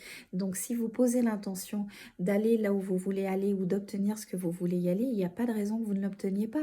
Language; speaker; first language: French; native; French